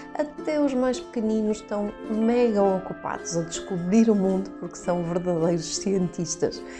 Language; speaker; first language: Portuguese; native; Portuguese